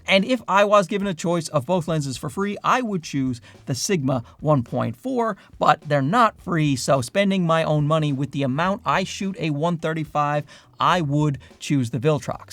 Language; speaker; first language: English; native; English